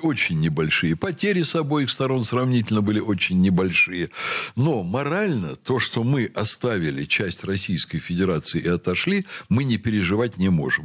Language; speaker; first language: Russian; native; Russian